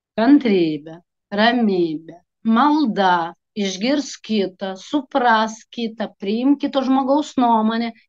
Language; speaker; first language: Lithuanian; non-native, local second language; Russian